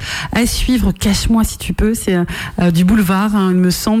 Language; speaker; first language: French; native; French